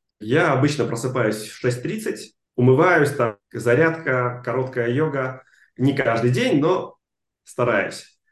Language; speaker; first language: Russian; non-native, local second language; Armenian